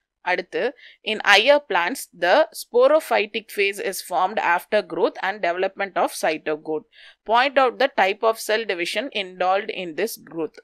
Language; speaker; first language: English; non-native, local second language; Tamil